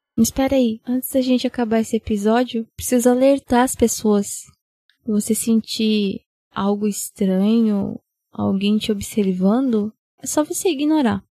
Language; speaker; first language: Portuguese; early bilingual, heritage; Portuguese